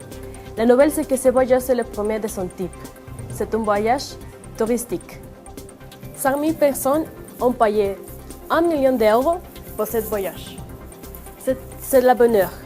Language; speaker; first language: French; non-native, learner; Spanish